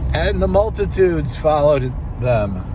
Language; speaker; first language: English; native; English